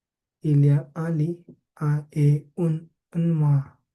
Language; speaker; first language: French; non-native, learner; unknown